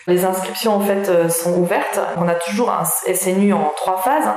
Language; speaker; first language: French; native; French